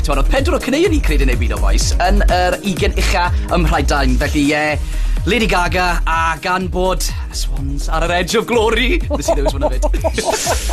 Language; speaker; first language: Welsh; native; Welsh